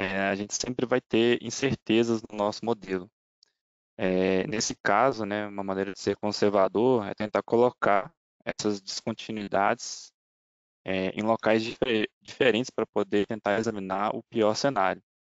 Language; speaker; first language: Portuguese; native; Portuguese